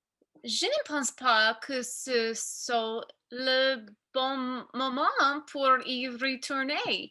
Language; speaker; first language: French; non-native, learner; English